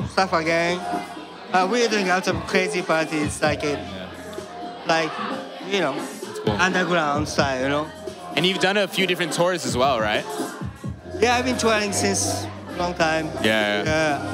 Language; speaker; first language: English; non-native, learner; Japanese